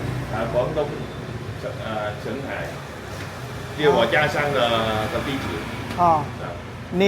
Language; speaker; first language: Chinese; early bilingual, heritage; Min Nan Chinese